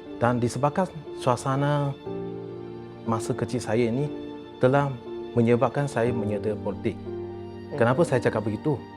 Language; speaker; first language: Malay; non-native, local second language; Chinese